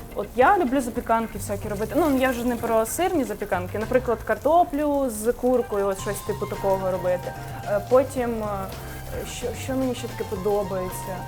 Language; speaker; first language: Ukrainian; native; Ukrainian